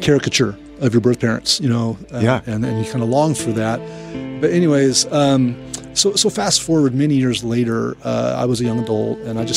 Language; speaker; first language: English; native; English